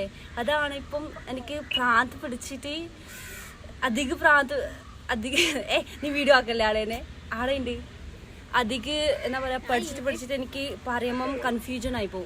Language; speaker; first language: Malayalam; non-native, local second language; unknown